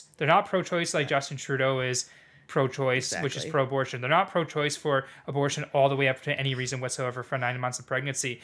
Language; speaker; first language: English; native; English